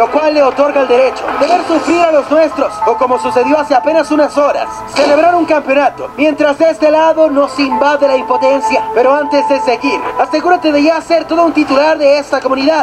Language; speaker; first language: Spanish; native; Spanish